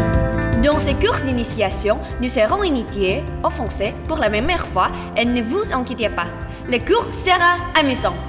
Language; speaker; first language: French; non-native, learner; Indonesian